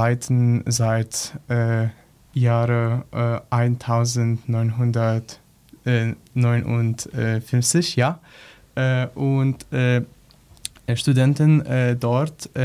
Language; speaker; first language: German; non-native, learner; Polish